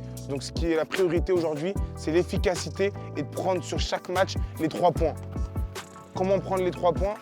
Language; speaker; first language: French; native; French